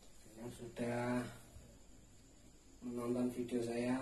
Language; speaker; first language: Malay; non-native, local second language; Javanese